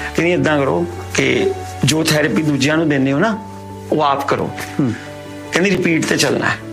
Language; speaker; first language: Punjabi; native; Punjabi